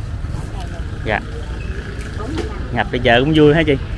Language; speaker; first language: Vietnamese; native; Vietnamese